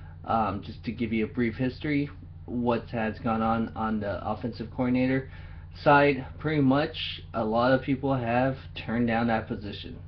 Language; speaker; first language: English; native; English